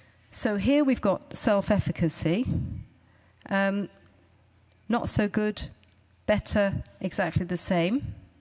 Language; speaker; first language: English; native; English